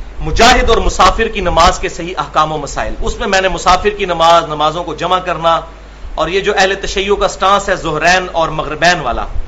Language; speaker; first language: Urdu; non-native, local second language; Punjabi